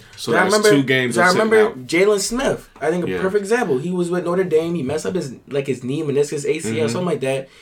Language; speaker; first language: English; native; English